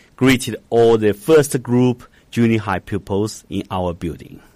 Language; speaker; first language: English; non-native, fluent; Chinese